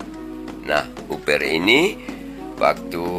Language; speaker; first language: Indonesian; non-native, local second language; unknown